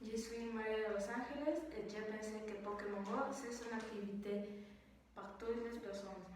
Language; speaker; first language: French; non-native, learner; Spanish